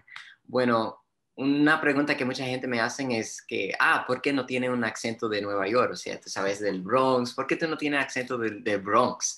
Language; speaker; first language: Spanish; early bilingual, heritage; Spanish